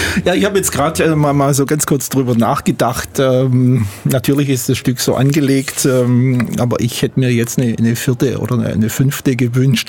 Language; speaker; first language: German; native; German